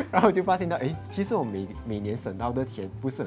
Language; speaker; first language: Chinese; native; Chinese